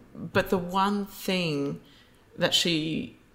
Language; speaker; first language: English; native; English